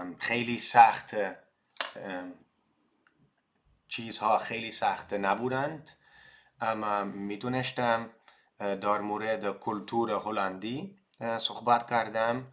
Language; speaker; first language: Persian; non-native, learner; Dutch